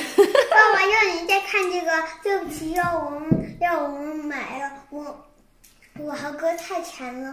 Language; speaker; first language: Chinese; early bilingual, heritage; Chinese